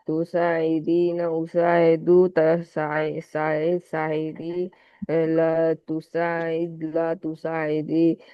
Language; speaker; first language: Arabic; non-native, learner; Bangla